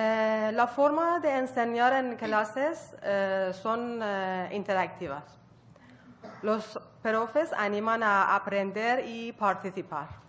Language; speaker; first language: Spanish; non-native, learner; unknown